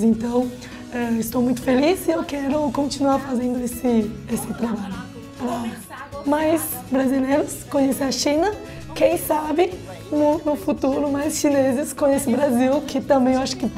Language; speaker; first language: Portuguese; non-native, fluent; Chinese